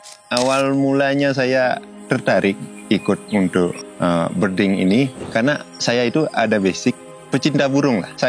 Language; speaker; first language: Indonesian; non-native, local second language; Balinese